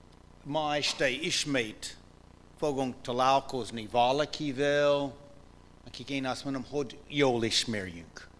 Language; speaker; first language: Hungarian; non-native, fluent; English